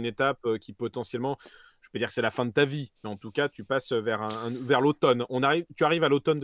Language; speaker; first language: French; native; French